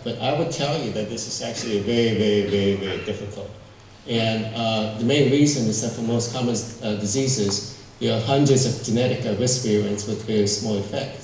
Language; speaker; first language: English; non-native, fluent; Min Nan Chinese